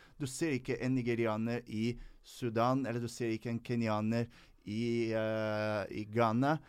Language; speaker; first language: Norwegian; non-native, fluent; Portuguese